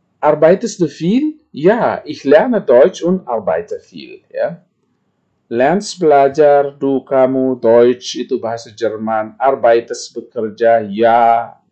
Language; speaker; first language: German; non-native, fluent; Indonesian